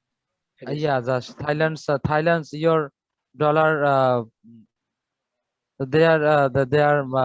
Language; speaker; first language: English; non-native, fluent; Bangla